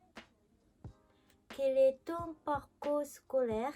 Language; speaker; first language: French; non-native, learner; Japanese